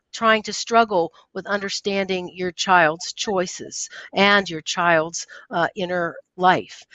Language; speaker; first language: English; native; English